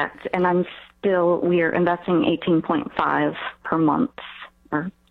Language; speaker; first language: English; native; English